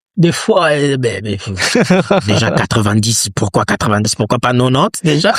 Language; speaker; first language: French; non-native, local second language; Lingala